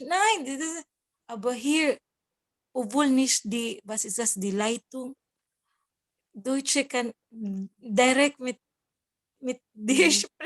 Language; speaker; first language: German; non-native, learner; Cebuano